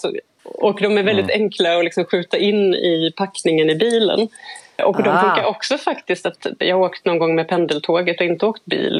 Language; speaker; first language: Swedish; native; Swedish